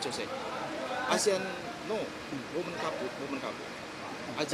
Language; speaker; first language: Japanese; non-native, learner; Indonesian